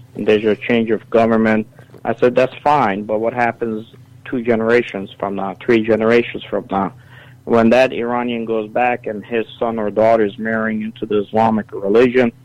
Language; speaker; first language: English; early bilingual, other home language; Assyrian Neo-Aramaic